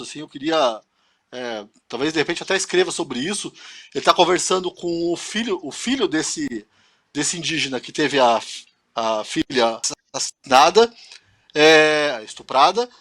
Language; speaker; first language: Portuguese; native; Portuguese